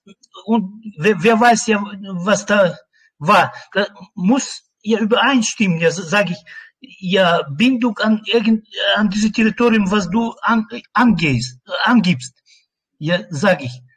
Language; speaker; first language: German; non-native, learner; Russian